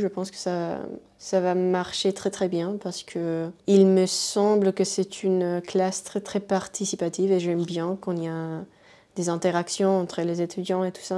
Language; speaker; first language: French; non-native, fluent; Spanish